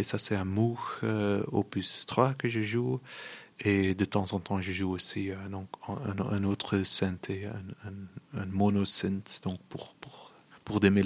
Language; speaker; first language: French; non-native, local second language; Dutch